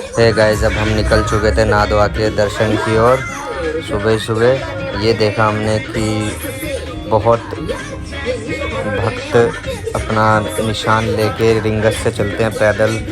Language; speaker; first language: Hindi; native; Hindi